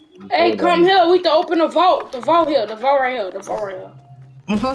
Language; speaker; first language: English; native; English